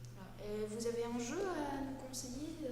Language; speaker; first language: French; native; French